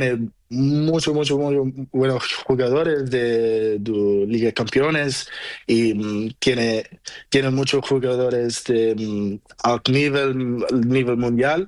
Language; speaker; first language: Spanish; non-native, learner; Portuguese